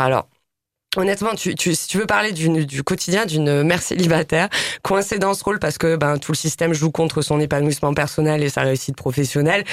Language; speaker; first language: French; native; French